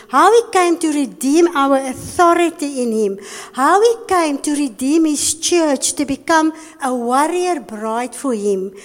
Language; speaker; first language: English; non-native, local second language; Afrikaans